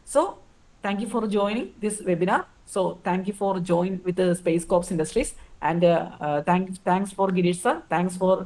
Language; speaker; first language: English; non-native, local second language; Malayalam